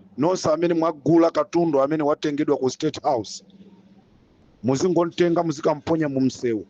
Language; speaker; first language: Nyanja; native; Nyanja